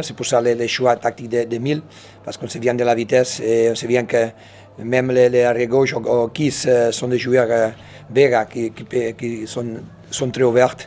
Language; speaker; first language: French; non-native, fluent; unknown